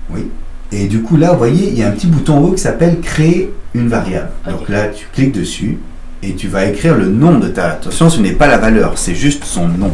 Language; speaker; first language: French; native; French